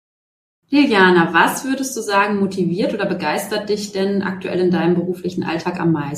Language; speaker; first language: German; native; German